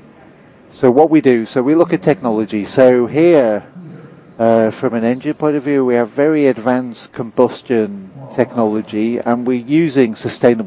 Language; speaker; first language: English; native; English